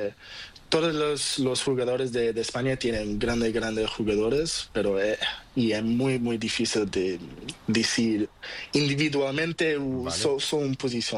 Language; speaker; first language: Spanish; non-native, learner; Portuguese